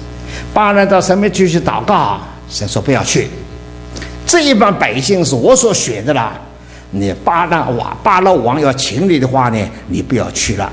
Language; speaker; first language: Chinese; native; Chinese